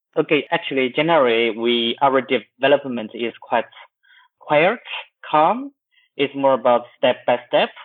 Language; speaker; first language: English; non-native, fluent; Chinese